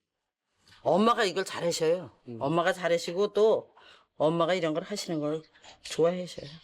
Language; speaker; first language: Korean; native; Korean